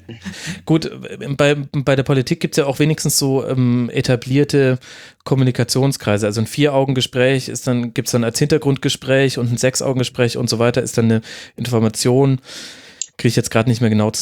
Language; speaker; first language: German; native; German